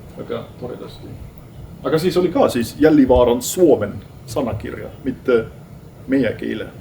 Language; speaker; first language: Estonian; non-native, fluent; Dutch